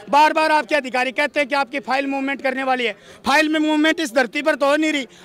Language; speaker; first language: Hindi; native; Hindi